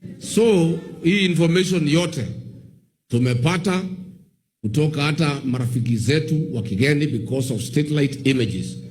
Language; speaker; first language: Swahili; non-native, local second language; Kikuyu